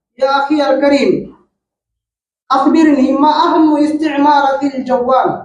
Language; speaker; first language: Arabic; non-native, fluent; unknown